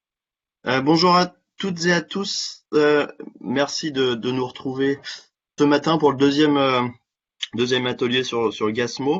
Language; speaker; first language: French; native; French